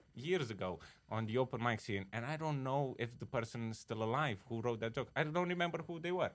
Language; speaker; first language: English; non-native, fluent; Romanian